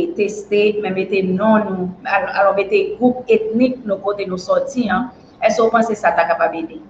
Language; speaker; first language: French; non-native, local second language; Haitian Creole